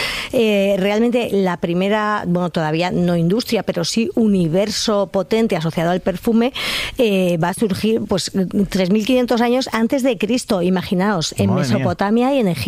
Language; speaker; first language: Spanish; native; Spanish